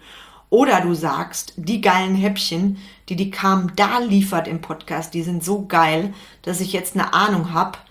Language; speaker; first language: German; native; German